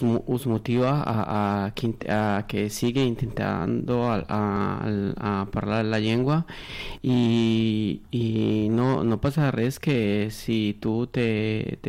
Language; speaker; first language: Catalan; non-native, learner; Spanish